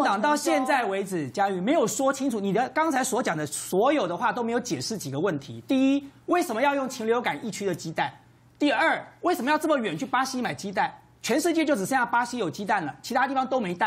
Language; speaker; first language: Chinese; native; Chinese